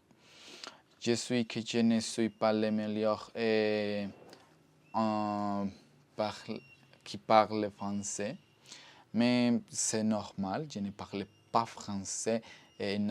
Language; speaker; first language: French; non-native, learner; Spanish